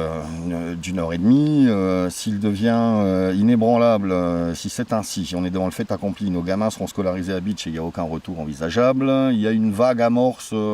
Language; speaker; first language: French; native; French